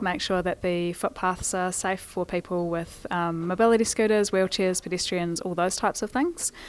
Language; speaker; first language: English; native; English